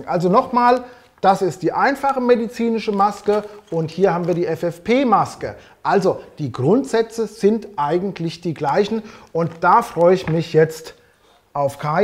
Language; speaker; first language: German; native; German